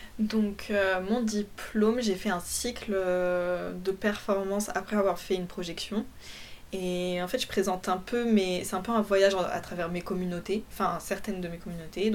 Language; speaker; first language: French; early bilingual, other home language; Polish